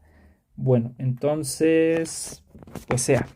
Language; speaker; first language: Spanish; native; Spanish